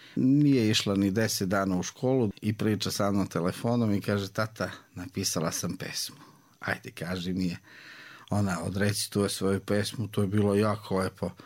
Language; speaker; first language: Serbian; native; Serbian